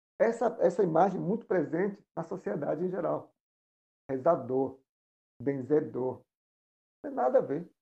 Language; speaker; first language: Portuguese; non-native, local second language; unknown